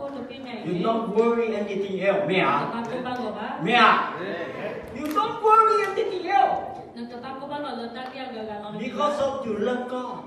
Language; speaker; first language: English; non-native, learner; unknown